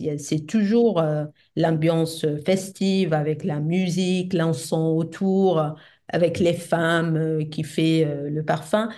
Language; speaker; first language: French; non-native, fluent; Arabic